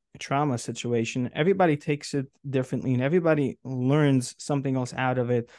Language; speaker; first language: English; native; English